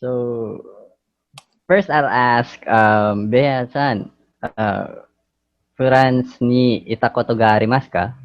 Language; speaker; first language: Japanese; non-native, learner; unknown